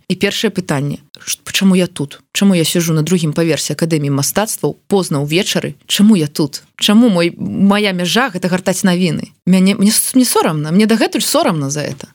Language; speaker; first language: Belarusian; non-native, local second language; Russian